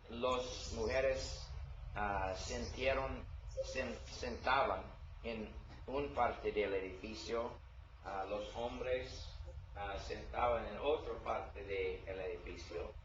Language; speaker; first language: Spanish; non-native, learner; English